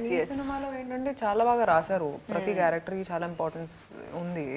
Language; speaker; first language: Telugu; non-native, local second language; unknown